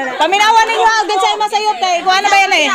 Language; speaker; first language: Cebuano; native; Cebuano